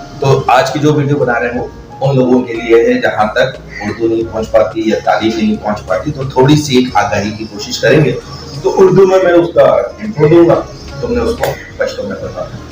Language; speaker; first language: Urdu; native; Urdu